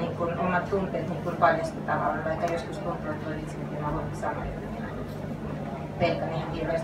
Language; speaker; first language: Finnish; non-native, fluent; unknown